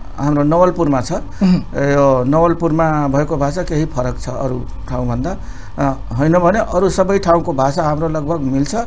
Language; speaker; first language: Nepali; non-native, local second language; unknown